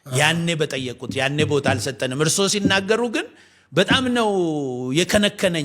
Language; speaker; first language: Amharic; non-native, local second language; Oromo